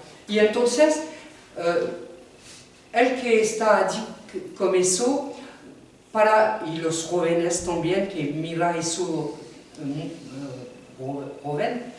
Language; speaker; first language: Spanish; non-native, fluent; French